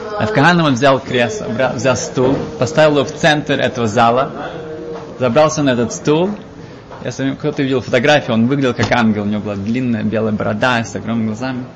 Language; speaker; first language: Russian; early bilingual, heritage; Russian